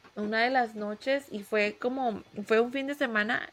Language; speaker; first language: Spanish; early bilingual, heritage; Spanish